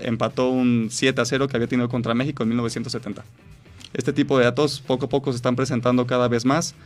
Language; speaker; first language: Spanish; native; Spanish